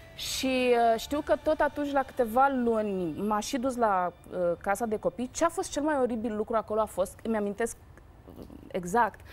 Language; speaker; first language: Romanian; native; Romanian